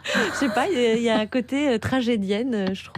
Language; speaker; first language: French; native; French